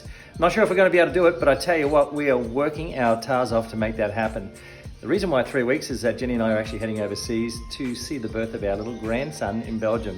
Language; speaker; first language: English; native; English